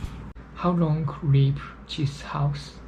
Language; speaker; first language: English; non-native, learner; Japanese